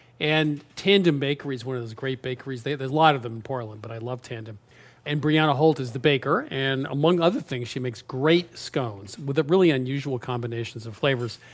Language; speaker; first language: English; native; English